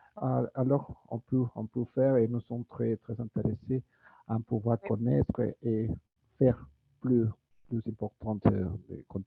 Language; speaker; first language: French; non-native, fluent; Spanish